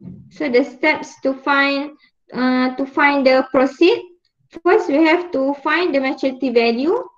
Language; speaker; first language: English; non-native, local second language; Malay